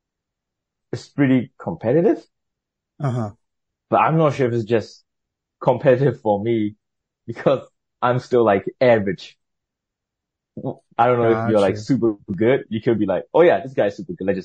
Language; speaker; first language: English; non-native, fluent; Burmese